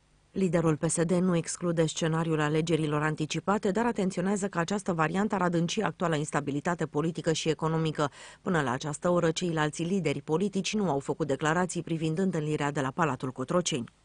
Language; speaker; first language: Romanian; native; Romanian